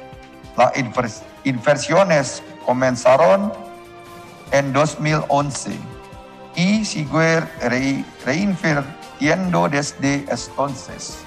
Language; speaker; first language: Spanish; non-native, learner; Indonesian